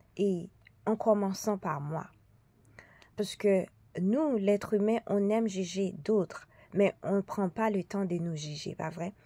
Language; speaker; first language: French; early bilingual, other home language; Haitian Creole